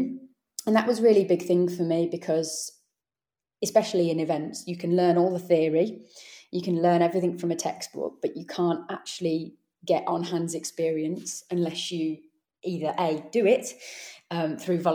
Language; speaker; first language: English; native; English